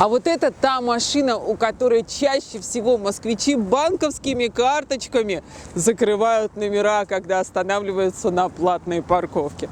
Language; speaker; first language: Russian; native; Russian